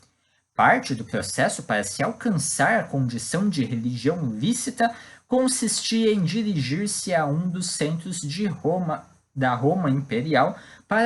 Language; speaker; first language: Portuguese; native; Portuguese